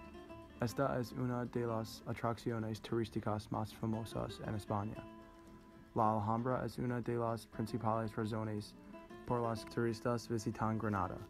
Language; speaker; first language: Spanish; non-native, learner; English